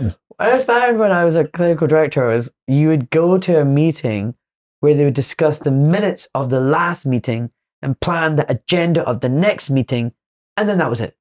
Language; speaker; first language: English; native; English